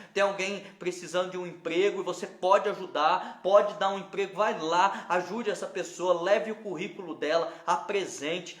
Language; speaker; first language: Portuguese; native; Portuguese